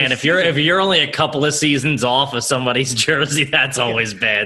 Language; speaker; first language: English; native; English